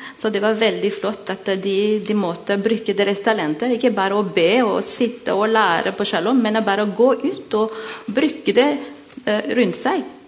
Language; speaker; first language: Norwegian; non-native, learner; Malagasy